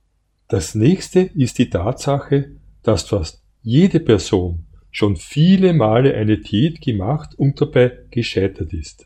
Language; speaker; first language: German; native; German